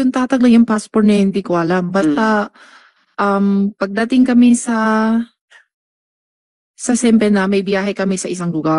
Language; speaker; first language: Filipino; non-native, learner; Chinese